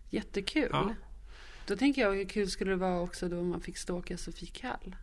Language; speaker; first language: Swedish; native; Swedish